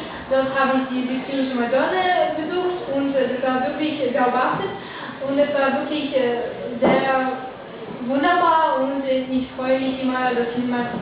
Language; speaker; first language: German; non-native, fluent; Russian